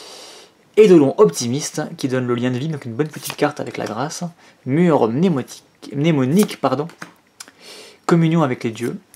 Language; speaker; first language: French; native; French